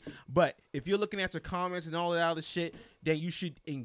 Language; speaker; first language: English; non-native, local second language; Yoruba